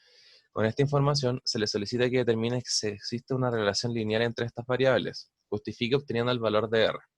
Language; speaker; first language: Spanish; native; Spanish